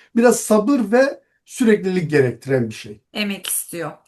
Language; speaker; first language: Turkish; non-native, local second language; Zaza